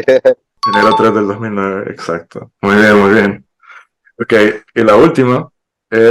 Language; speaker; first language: Spanish; native; Spanish